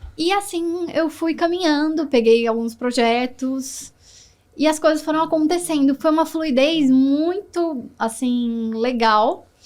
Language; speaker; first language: Portuguese; native; Portuguese